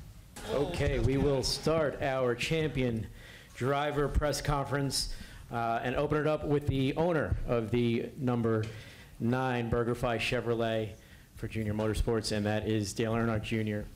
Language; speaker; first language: English; native; English